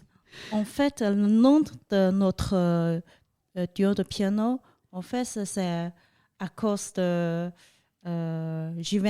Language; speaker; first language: French; non-native, fluent; Chinese